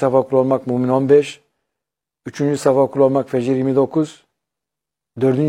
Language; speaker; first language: Turkish; native; Turkish